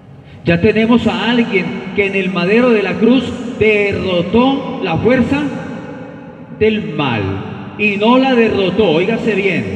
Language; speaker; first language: Spanish; native; Spanish